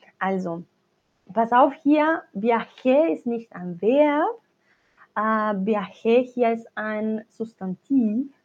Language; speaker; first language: German; non-native, learner; Spanish